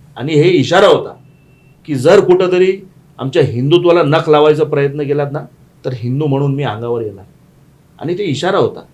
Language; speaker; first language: Marathi; non-native, local second language; Gujarati